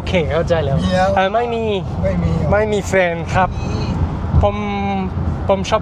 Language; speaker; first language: Thai; non-native, learner; French